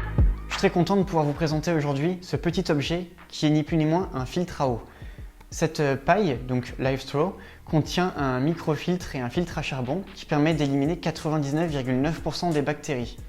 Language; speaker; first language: French; native; French